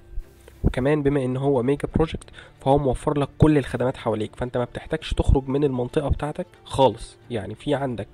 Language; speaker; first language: Arabic; native; Arabic